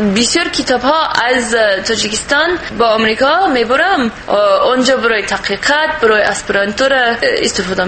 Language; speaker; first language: Persian; non-native, learner; English